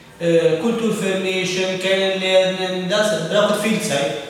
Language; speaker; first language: German; non-native, learner; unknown